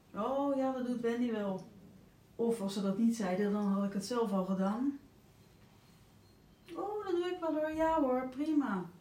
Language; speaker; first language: Dutch; native; Dutch